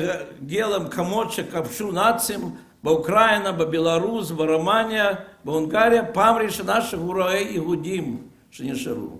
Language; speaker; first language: Hebrew; non-native, fluent; Russian